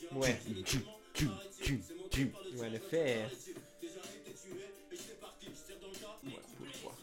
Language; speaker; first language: French; non-native, fluent; Italian